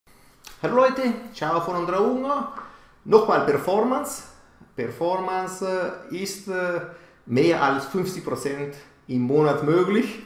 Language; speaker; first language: German; non-native, fluent; Italian